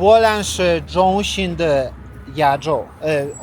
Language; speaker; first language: Chinese; non-native, learner; Polish